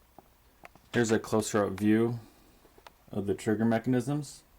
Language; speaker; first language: English; native; English